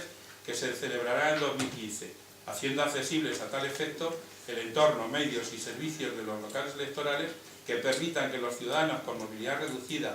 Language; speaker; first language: Spanish; native; Spanish